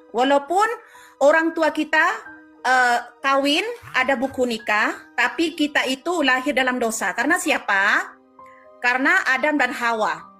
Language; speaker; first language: Indonesian; non-native, local second language; Madurese